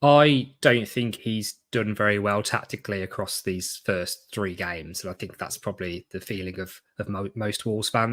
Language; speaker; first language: English; native; English